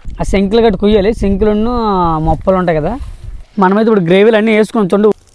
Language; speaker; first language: Telugu; non-native, local second language; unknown